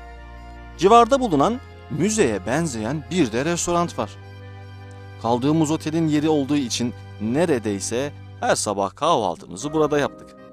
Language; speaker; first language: Turkish; native; Turkish